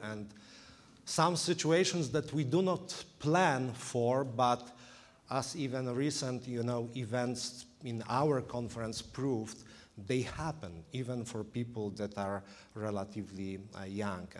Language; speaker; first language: English; non-native, fluent; Polish